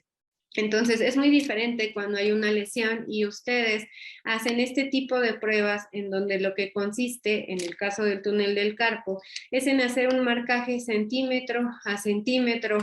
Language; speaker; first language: Spanish; native; Spanish